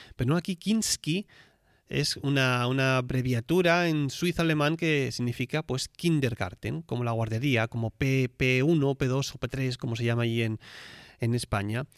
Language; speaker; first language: Spanish; native; Spanish